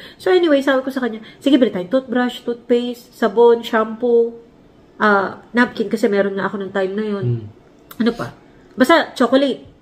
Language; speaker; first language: Filipino; native; Filipino